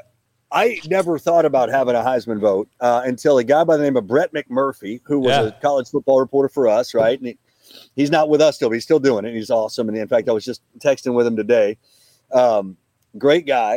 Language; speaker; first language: English; native; English